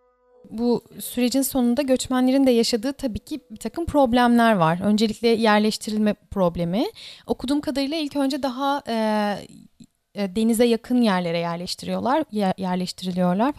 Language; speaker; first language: Turkish; native; Turkish